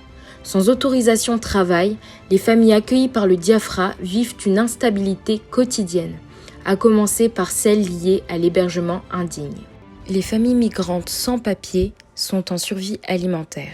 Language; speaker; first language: French; native; French